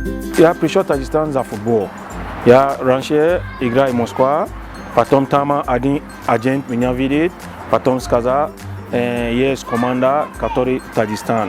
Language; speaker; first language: Russian; non-native, learner; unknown